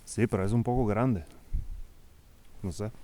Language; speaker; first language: Spanish; non-native, learner; Bulgarian